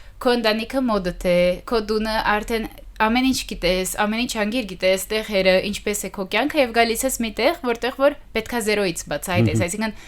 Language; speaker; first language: Armenian; early bilingual, heritage; Armenian